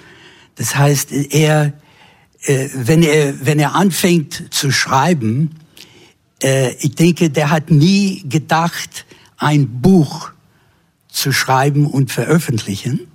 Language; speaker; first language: German; non-native, fluent; English